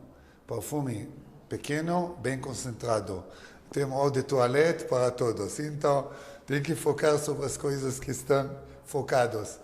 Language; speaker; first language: Portuguese; non-native, learner; Hebrew